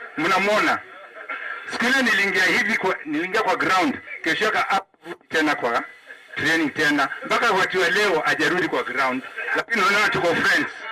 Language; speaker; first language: Swahili; non-native, local second language; Luo (Kenya and Tanzania)